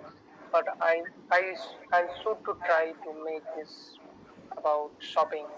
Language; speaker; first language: English; non-native, learner; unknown